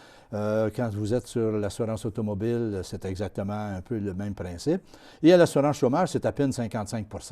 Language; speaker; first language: French; native; French